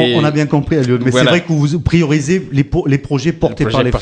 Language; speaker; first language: French; native; French